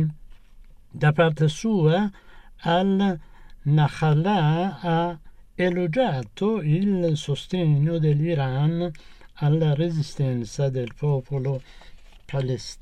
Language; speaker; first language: Italian; non-native, fluent; Persian